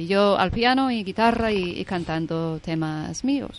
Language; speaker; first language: Spanish; non-native, fluent; English